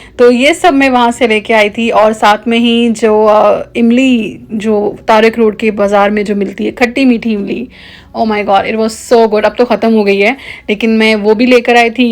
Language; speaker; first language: Urdu; native; Urdu